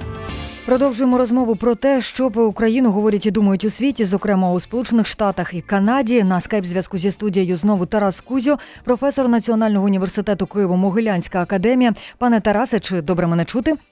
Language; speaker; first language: Ukrainian; native; Ukrainian